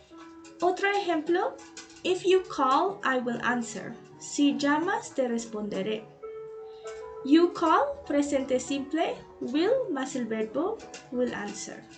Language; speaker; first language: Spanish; non-native, fluent; English